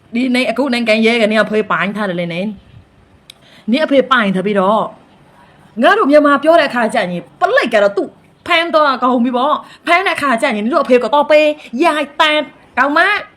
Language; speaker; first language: Burmese; non-native, local second language; Mon